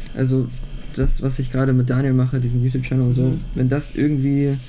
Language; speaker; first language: German; native; German